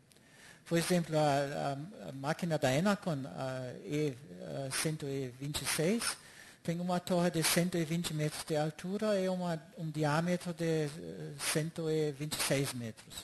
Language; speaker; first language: Portuguese; non-native, fluent; German